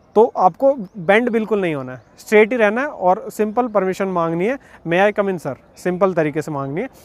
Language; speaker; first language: Hindi; native; Hindi